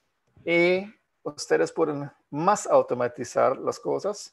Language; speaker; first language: Spanish; non-native, fluent; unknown